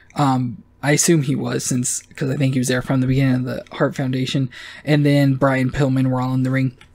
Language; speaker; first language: English; native; English